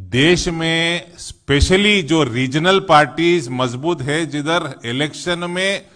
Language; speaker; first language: Hindi; non-native, local second language; Telugu